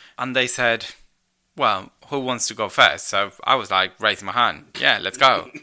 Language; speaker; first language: English; non-native, fluent; Spanish